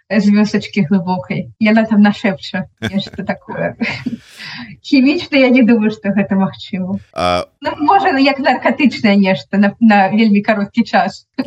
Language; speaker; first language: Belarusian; non-native, local second language; Russian